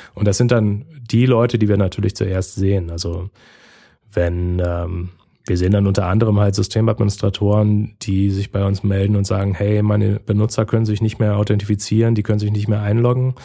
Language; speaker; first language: German; native; German